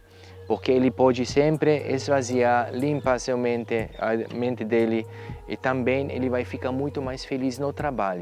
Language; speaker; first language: Portuguese; non-native, fluent; German